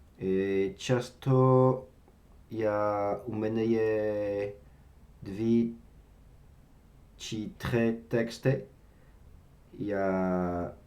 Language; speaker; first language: Ukrainian; non-native, learner; French